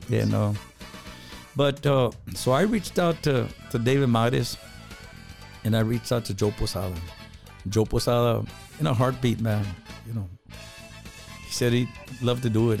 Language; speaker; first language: English; early bilingual, other home language; Spanish